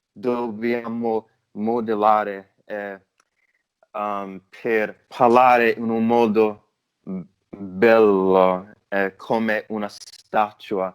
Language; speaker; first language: Italian; non-native, learner; English